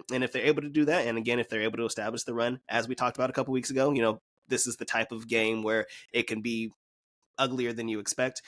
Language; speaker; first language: English; native; English